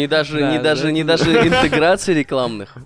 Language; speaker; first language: Russian; native; Russian